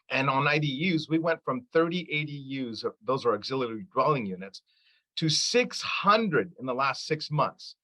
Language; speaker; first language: English; early bilingual, other home language; Arabic